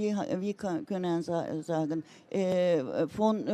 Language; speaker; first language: German; non-native, learner; Turkish